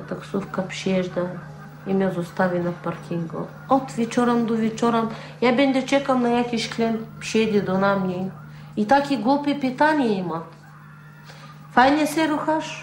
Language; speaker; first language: Polish; non-native, learner; Turkish